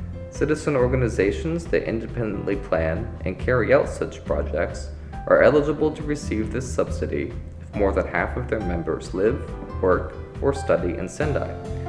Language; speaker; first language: English; native; English